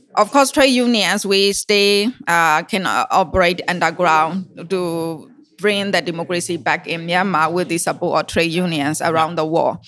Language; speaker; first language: English; non-native, learner; Burmese